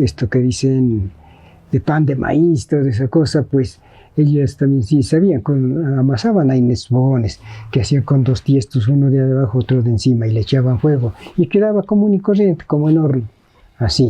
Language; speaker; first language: Spanish; native; Spanish